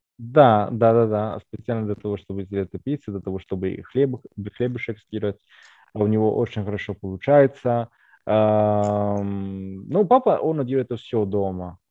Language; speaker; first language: Russian; non-native, fluent; Italian